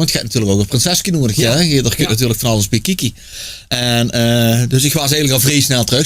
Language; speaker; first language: Dutch; native; Dutch